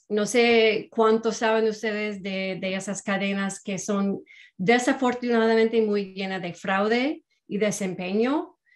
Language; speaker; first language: Spanish; non-native, fluent; English